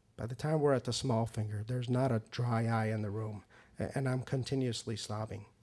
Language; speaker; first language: English; early bilingual, other home language; Persian